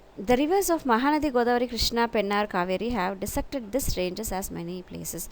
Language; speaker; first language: English; non-native, local second language; Tamil